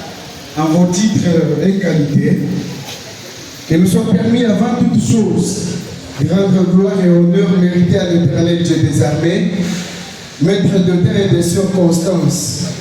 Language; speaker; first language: French; non-native, local second language; Luba-Lulua